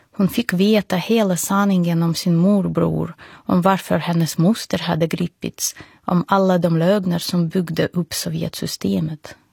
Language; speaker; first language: Swedish; non-native, fluent; Russian